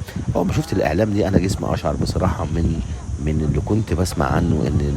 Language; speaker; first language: Arabic; native; Arabic